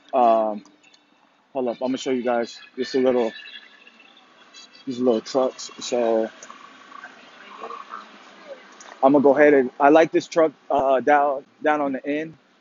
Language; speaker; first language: English; native; English